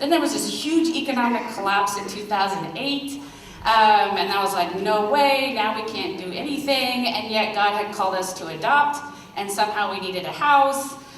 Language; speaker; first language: English; native; English